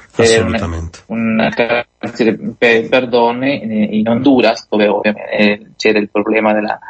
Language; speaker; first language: Italian; non-native, fluent; Spanish